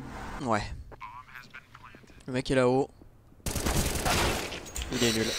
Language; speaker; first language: French; native; French